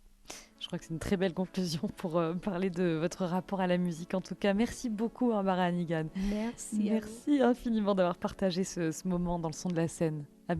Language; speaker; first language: French; native; French